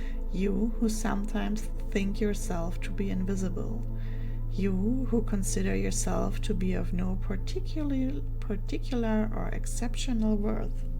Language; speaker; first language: English; non-native, fluent; German